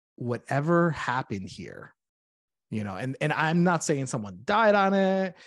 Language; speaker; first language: English; native; English